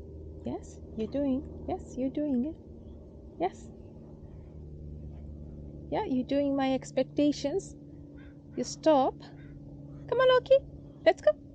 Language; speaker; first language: English; non-native, fluent; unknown